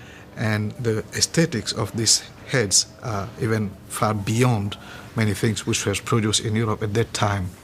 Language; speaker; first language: English; non-native, fluent; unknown